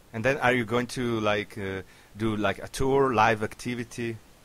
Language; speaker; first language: English; non-native, learner; Italian